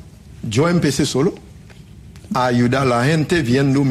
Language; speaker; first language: Spanish; non-native, fluent; Haitian Creole